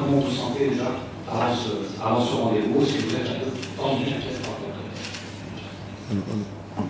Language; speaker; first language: French; native; French